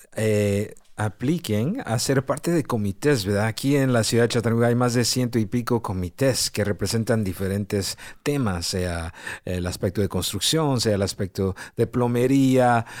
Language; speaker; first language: Spanish; native; Spanish